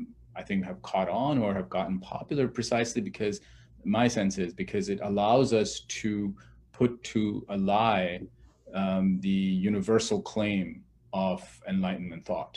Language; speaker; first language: English; non-native, local second language; Urdu